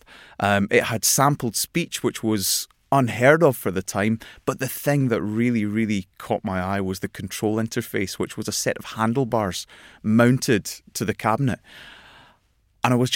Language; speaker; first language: English; native; English